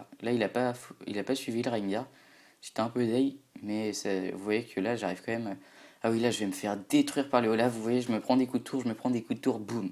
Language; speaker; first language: French; native; French